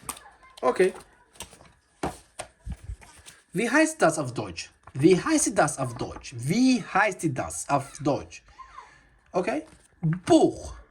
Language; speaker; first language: German; non-native, learner; Somali